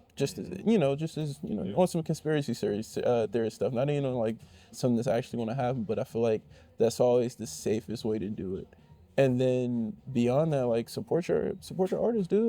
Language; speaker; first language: English; native; English